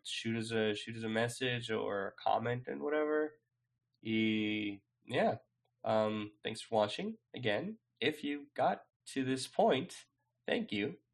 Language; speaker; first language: English; non-native, fluent; Spanish